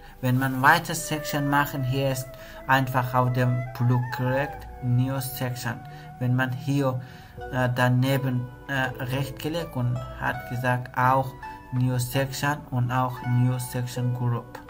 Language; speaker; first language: German; non-native, learner; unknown